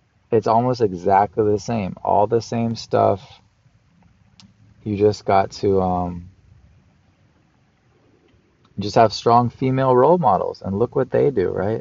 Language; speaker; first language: English; native; English